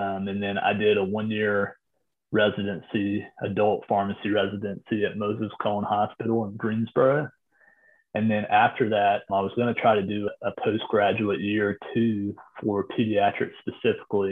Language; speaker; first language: English; native; English